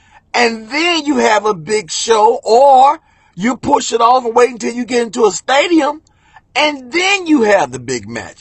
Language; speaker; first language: English; native; English